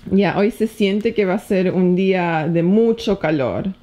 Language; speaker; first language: Spanish; native; Spanish